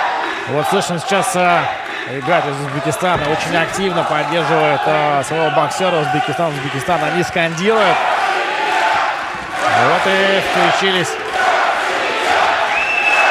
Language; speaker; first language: Russian; native; Russian